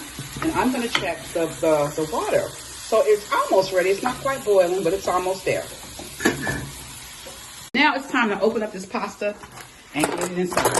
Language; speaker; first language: English; native; English